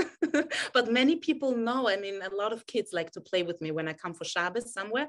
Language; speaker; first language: English; non-native, fluent; German